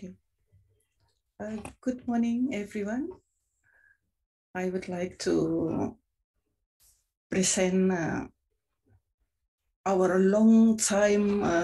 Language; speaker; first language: English; non-native, fluent; Indonesian